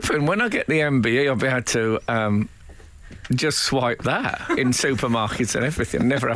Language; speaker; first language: English; native; English